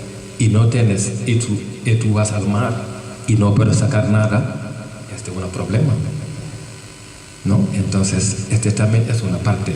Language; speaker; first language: Spanish; non-native, fluent; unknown